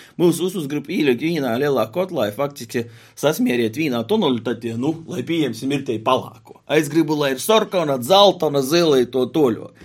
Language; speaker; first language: Latvian; native; Latvian